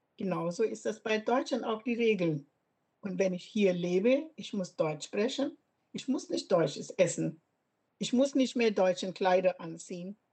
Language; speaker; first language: German; non-native, fluent; Punjabi